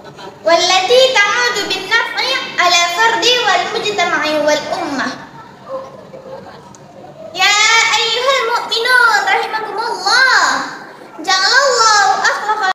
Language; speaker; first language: Arabic; non-native, learner; Indonesian